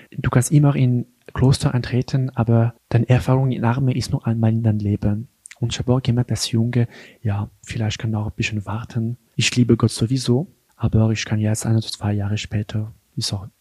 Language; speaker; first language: German; non-native, local second language; French